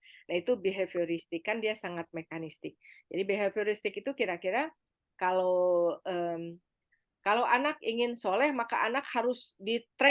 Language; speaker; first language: Indonesian; native; Indonesian